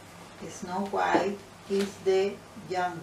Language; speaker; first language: English; non-native, learner; Spanish